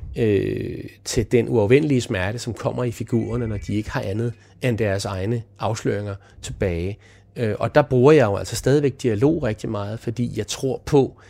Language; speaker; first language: Danish; native; Danish